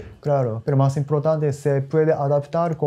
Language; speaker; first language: Spanish; non-native, learner; Japanese